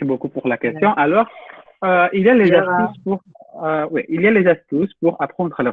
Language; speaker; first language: French; non-native, fluent; Indonesian